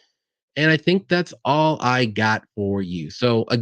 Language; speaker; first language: English; native; English